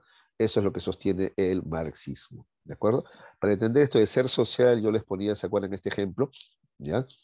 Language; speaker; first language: Spanish; native; Spanish